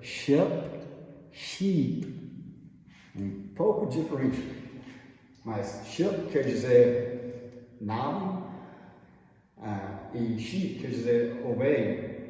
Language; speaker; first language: Portuguese; non-native, fluent; English